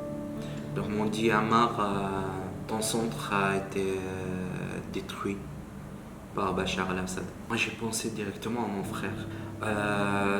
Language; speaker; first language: French; non-native, learner; Arabic